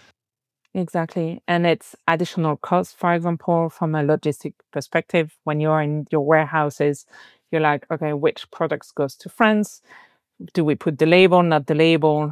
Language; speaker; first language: English; non-native, fluent; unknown